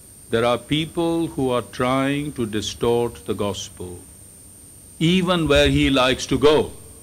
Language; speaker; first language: English; non-native, local second language; Urdu